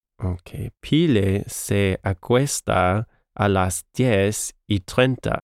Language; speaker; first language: Spanish; non-native, learner; English